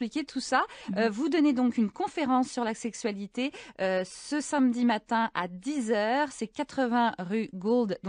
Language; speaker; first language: French; native; French